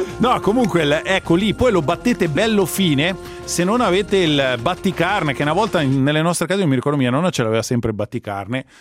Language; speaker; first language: Italian; native; Italian